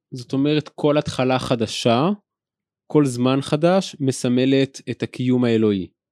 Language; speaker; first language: Hebrew; native; Hebrew